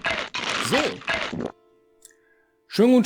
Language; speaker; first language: German; native; German